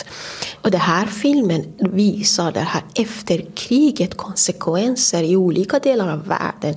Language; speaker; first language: Swedish; non-native, fluent; Kurdish